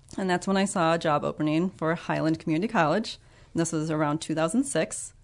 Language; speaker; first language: English; native; English